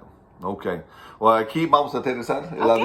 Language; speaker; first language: Spanish; non-native, fluent; English